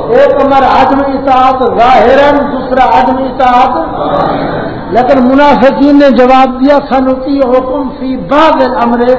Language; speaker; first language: Urdu; non-native, local second language; Pashto